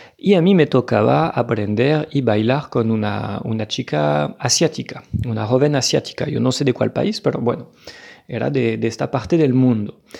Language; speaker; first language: Spanish; non-native, fluent; French